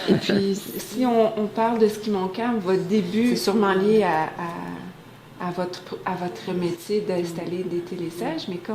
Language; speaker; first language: French; native; French